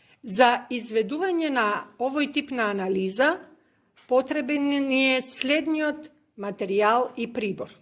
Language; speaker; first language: Macedonian; native; Macedonian